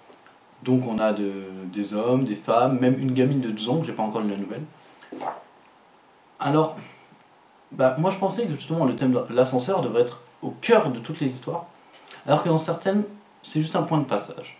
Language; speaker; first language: French; native; French